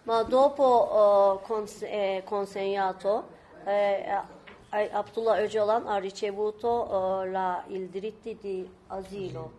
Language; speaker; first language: Italian; non-native, learner; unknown